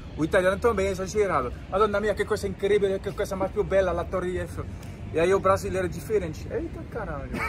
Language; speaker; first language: Portuguese; non-native, fluent; French